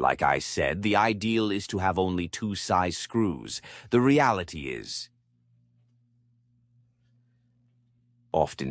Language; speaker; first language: English; native; English